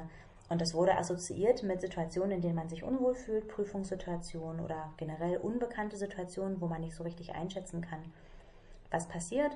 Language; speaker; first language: German; native; German